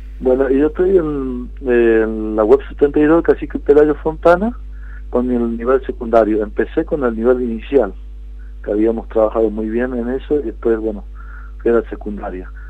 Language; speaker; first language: Spanish; non-native, local second language; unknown